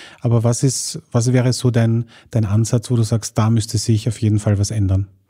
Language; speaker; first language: German; native; German